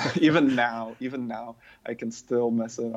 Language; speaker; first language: English; non-native, fluent; German